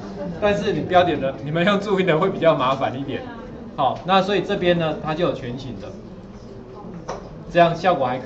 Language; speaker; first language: Chinese; native; Chinese